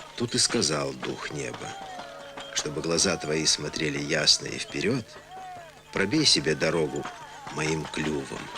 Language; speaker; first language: Russian; native; Russian